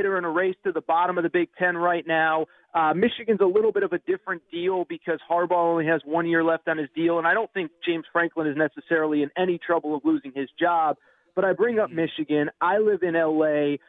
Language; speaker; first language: English; native; English